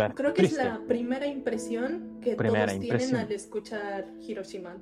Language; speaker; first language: Spanish; non-native, fluent; Japanese